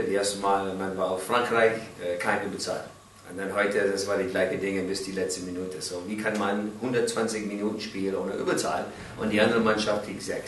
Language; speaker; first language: German; non-native, learner; English